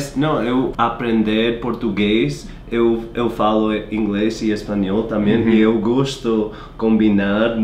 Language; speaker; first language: Portuguese; non-native, learner; English